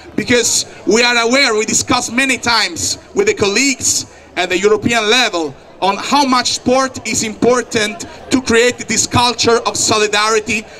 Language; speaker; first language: English; non-native, fluent; Italian